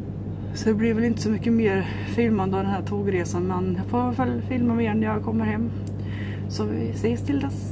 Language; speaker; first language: Swedish; native; Swedish